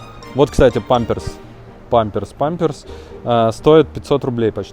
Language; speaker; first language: Russian; native; Russian